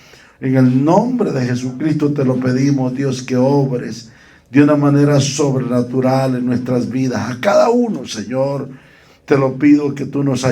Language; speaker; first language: Spanish; native; Spanish